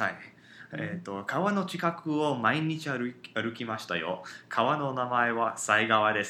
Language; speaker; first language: Japanese; non-native, learner; English